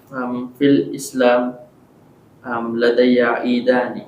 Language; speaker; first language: Arabic; non-native, learner; Filipino